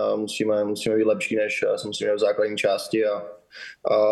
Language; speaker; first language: Czech; native; Czech